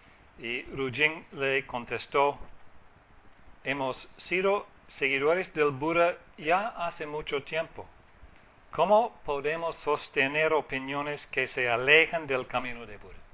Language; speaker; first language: Spanish; non-native, fluent; English